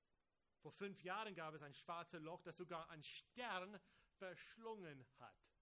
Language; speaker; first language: German; non-native, fluent; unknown